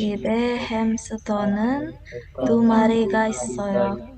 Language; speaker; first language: Korean; non-native, learner; Indonesian